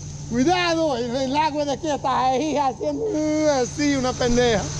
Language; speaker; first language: Spanish; non-native, fluent; French